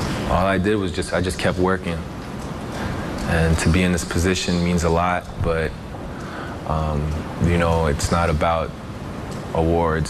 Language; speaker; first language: English; early bilingual, other home language; French